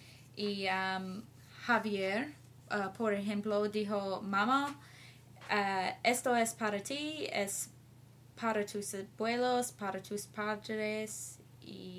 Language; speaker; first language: Spanish; non-native, learner; English